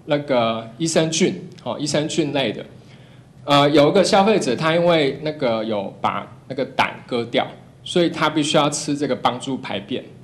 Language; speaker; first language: Chinese; non-native, local second language; Cantonese